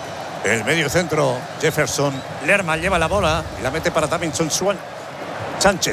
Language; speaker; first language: Spanish; native; Spanish